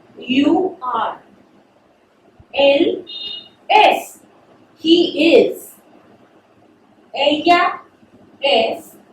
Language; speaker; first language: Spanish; non-native, fluent; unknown